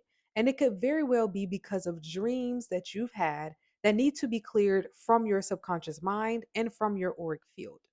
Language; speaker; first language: English; native; English